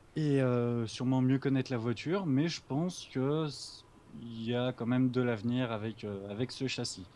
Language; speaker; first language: French; native; French